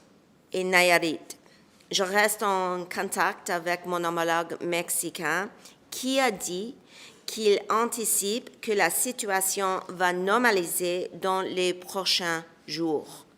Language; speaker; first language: French; non-native, local second language; English